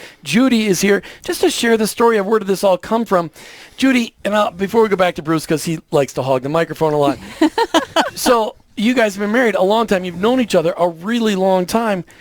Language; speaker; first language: English; native; English